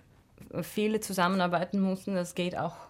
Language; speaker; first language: German; non-native, fluent; Russian